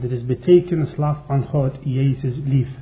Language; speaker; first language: Dutch; non-native, learner; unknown